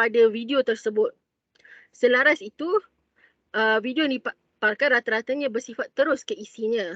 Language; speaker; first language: Malay; native; Malay